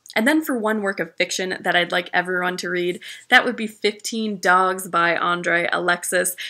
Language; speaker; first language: English; native; English